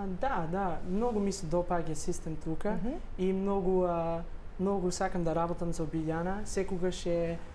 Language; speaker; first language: Macedonian; non-native, learner; English